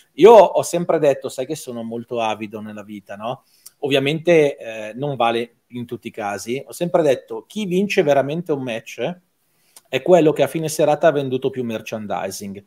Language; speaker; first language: Italian; native; Italian